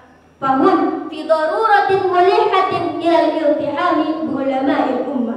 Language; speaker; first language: Arabic; non-native, learner; Indonesian